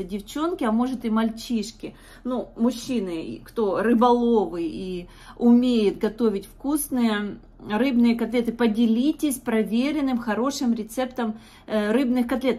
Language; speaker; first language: Russian; native; Russian